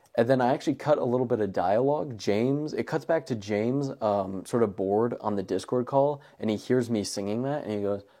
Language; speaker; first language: English; native; English